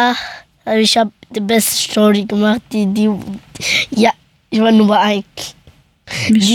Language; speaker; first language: German; early bilingual, other home language; Persian